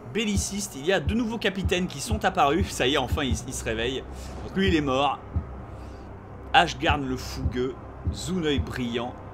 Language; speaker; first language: French; native; French